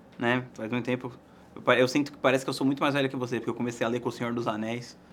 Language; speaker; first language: Portuguese; native; Portuguese